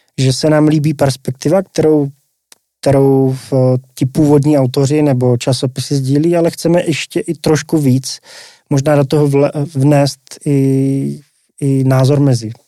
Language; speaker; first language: Czech; native; Czech